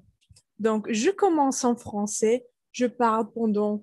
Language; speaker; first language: French; non-native, fluent; German